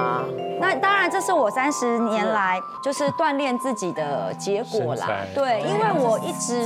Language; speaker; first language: Chinese; native; Chinese